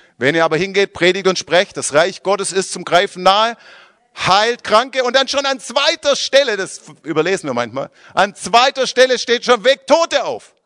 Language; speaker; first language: German; native; German